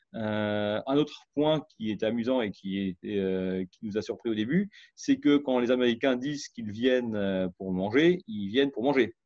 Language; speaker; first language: French; native; French